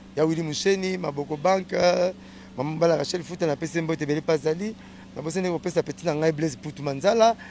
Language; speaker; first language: Lingala; native; Lingala